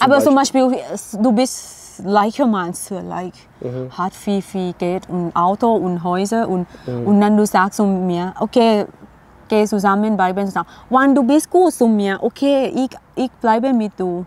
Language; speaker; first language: German; non-native, learner; Thai